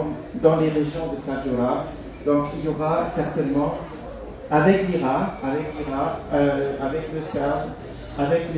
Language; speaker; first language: French; non-native, fluent; German